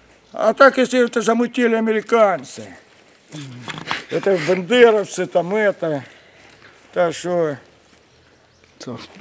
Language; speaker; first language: Russian; native; Russian